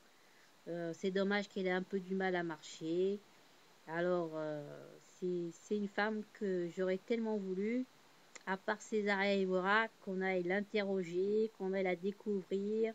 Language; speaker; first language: French; native; French